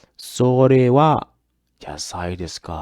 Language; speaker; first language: Japanese; non-native, learner; Spanish